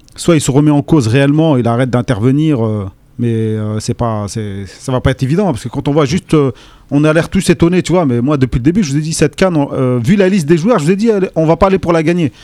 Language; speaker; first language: French; native; French